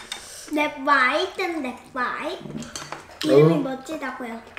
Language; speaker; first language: Vietnamese; early bilingual, heritage; Korean